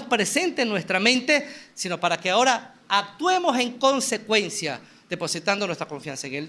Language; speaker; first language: Spanish; native; Spanish